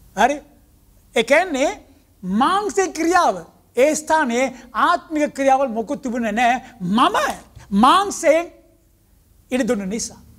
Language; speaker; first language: Sinhala; non-native, local second language; Tamil